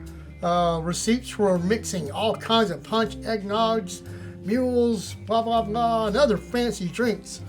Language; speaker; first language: English; native; English